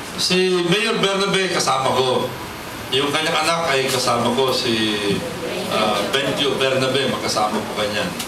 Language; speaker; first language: Filipino; native; Filipino